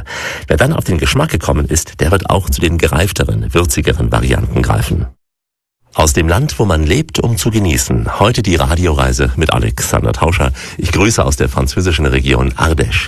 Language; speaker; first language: German; native; German